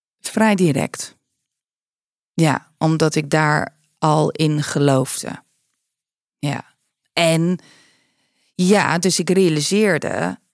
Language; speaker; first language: Dutch; non-native, fluent; English